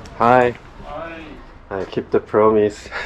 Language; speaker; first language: English; non-native, learner; Korean